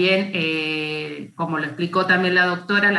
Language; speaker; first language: Spanish; native; Spanish